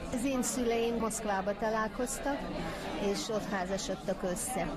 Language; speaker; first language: Hungarian; non-native, fluent; Uyghur